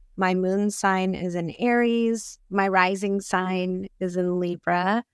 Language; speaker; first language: English; early bilingual, other home language; Filipino